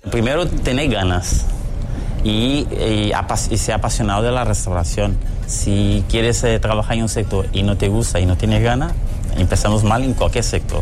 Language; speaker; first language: Spanish; early bilingual, other home language; Portuguese